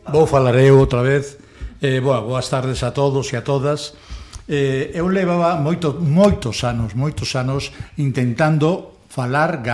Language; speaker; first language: Galician; non-native, local second language; Spanish